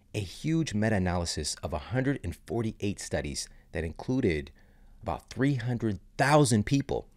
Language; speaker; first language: English; native; English